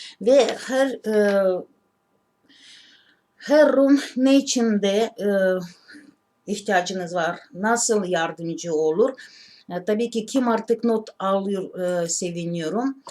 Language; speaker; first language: Turkish; non-native, learner; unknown